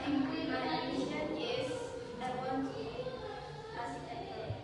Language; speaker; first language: English; non-native, learner; Indonesian